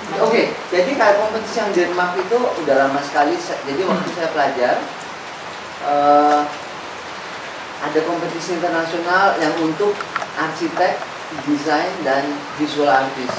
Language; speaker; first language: Indonesian; native; Indonesian